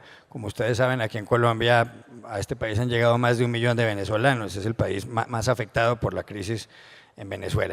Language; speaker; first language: Spanish; native; Spanish